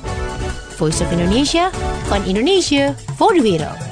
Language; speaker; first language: Dutch; non-native, fluent; Indonesian